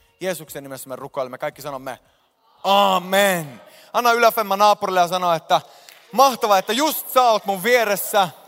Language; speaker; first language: Finnish; native; Finnish